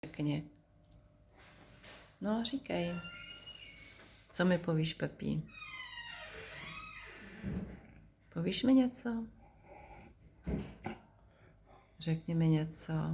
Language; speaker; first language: Czech; native; Czech